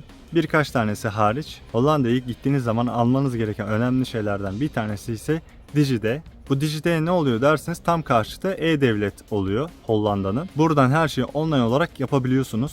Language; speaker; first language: Turkish; native; Turkish